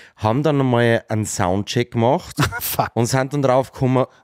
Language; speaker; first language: German; native; German